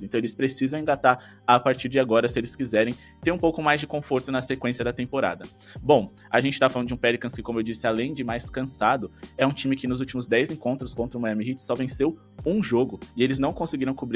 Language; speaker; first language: Portuguese; native; Portuguese